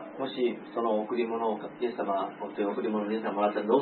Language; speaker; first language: Japanese; native; Japanese